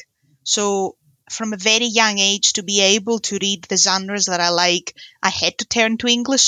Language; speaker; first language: English; non-native, fluent; Greek